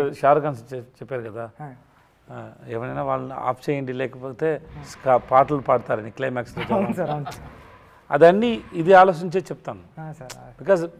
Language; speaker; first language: Telugu; non-native, learner; Tamil